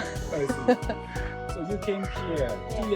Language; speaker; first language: English; non-native, fluent; Japanese